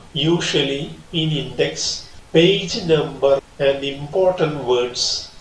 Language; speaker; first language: English; non-native, local second language; Malayalam